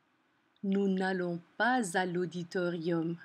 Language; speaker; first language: French; non-native, fluent; English